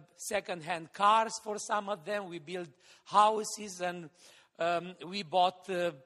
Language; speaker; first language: English; non-native, fluent; Romanian